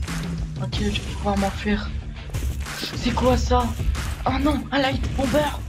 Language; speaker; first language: French; native; French